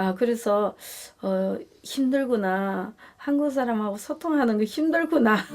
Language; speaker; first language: Korean; non-native, fluent; Chinese